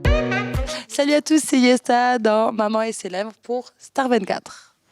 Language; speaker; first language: French; native; French